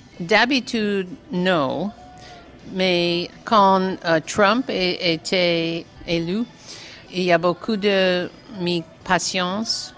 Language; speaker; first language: French; non-native, learner; English